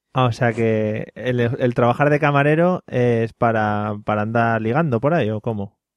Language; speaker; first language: Spanish; native; Spanish